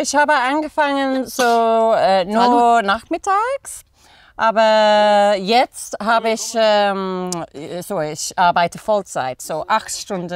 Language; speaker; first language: German; non-native, fluent; English